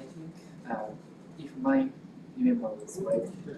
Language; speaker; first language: English; non-native, local second language; Japanese